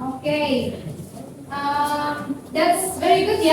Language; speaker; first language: English; non-native, fluent; Indonesian